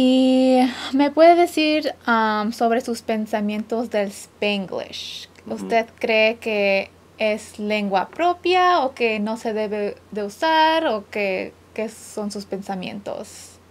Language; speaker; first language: Spanish; early bilingual, other home language; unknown